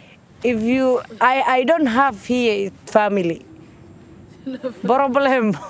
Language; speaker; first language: English; non-native, learner; Somali